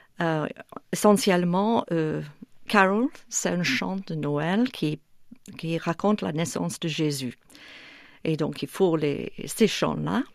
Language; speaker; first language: French; non-native, fluent; English